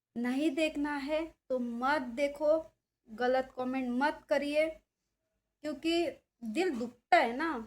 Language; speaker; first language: Hindi; non-native, local second language; Marathi